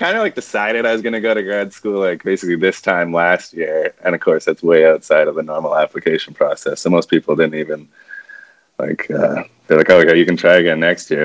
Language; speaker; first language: English; native; English